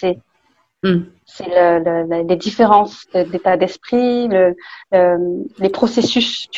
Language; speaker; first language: French; native; French